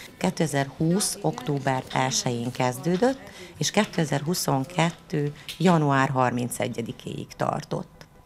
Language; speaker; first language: Hungarian; native; Hungarian